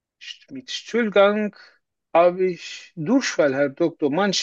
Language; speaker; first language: German; non-native, learner; Turkish